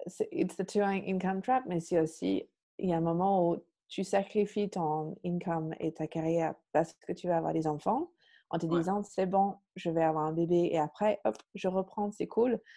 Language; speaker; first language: French; non-native, fluent; English